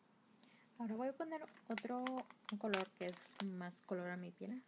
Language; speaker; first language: Spanish; early bilingual, heritage; Spanish